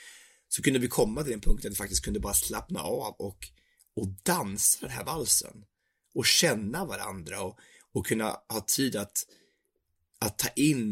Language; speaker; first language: Swedish; native; Swedish